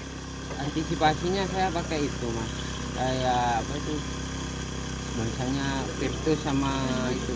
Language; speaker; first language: Indonesian; non-native, local second language; Madurese